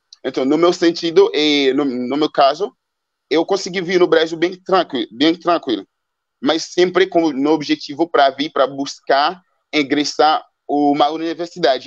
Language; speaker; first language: Portuguese; non-native, fluent; Haitian Creole